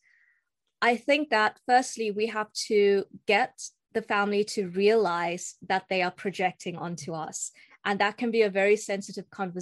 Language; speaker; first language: English; native; English